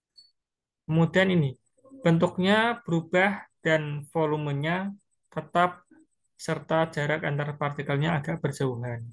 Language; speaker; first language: Indonesian; native; Indonesian